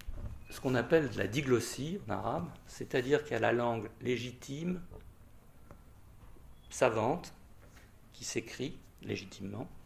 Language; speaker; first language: French; native; French